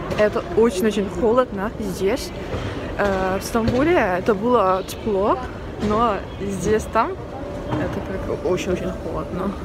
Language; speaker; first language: Russian; non-native, learner; Turkish